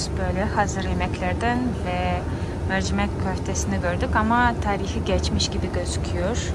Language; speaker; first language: Turkish; non-native, fluent; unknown